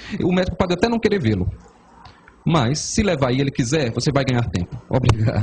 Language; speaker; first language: Portuguese; native; Portuguese